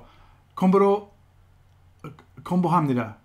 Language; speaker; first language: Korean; non-native, fluent; English